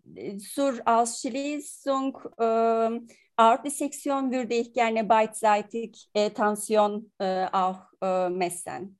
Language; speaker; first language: German; non-native, learner; Turkish